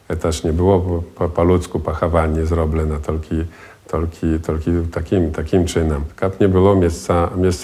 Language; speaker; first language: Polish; non-native, local second language; Belarusian